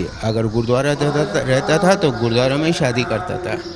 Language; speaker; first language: Hindi; non-native, local second language; Sindhi